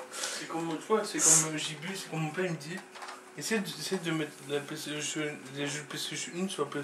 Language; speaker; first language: French; native; French